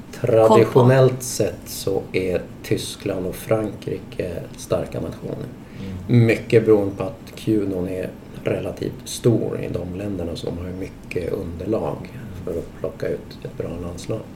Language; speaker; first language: Swedish; native; Swedish